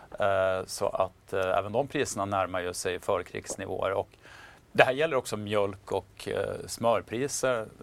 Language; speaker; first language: Swedish; native; Swedish